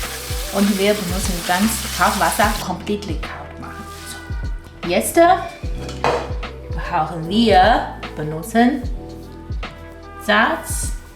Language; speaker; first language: German; non-native, learner; Chinese